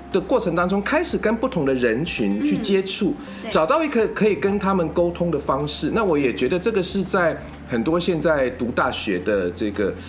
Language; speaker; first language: Chinese; native; Chinese